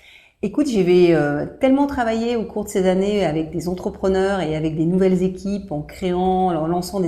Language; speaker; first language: French; native; French